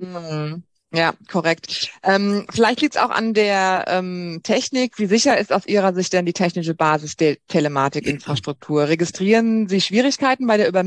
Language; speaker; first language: German; native; German